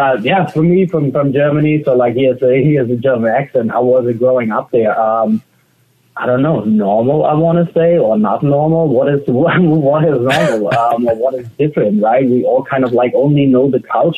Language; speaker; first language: English; non-native, fluent; German